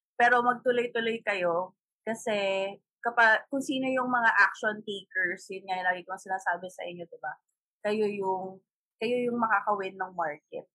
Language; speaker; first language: Filipino; non-native, local second language; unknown